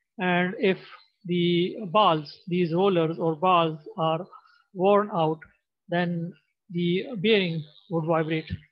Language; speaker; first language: English; non-native, local second language; Pashto